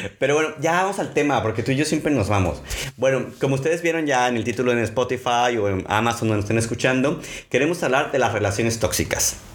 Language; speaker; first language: Spanish; native; Spanish